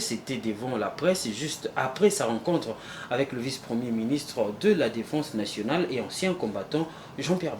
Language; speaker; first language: French; native; French